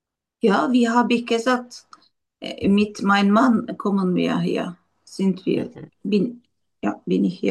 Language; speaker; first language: German; non-native, learner; Turkish